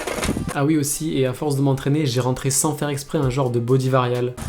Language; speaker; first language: French; native; French